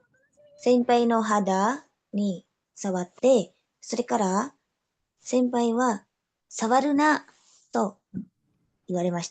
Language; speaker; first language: Japanese; non-native, learner; Indonesian